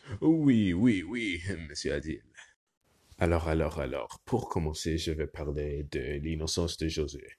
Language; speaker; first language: French; non-native, learner; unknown